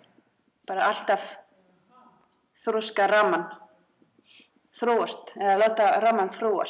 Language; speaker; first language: Icelandic; non-native, fluent; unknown